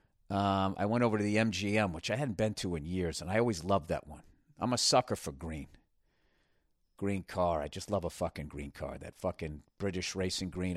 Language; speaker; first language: English; native; English